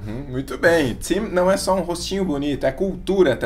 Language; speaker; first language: Portuguese; native; Portuguese